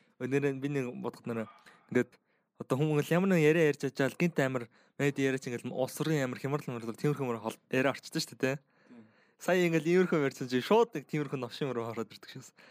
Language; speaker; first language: Mongolian; native; Mongolian